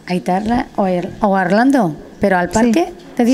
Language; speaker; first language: Spanish; native; Spanish